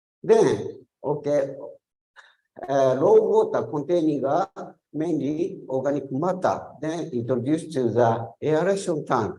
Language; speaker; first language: English; non-native, learner; Japanese